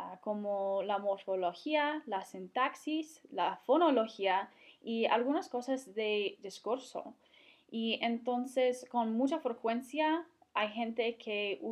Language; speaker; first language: Spanish; non-native, fluent; English